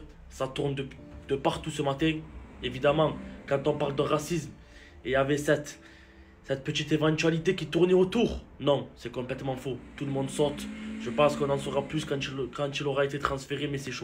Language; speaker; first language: French; native; French